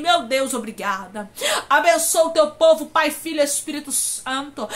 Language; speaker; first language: Portuguese; native; Portuguese